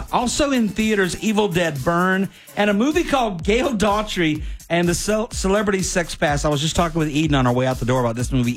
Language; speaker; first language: English; native; English